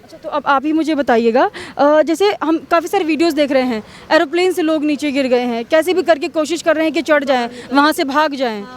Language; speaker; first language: Hindi; native; Hindi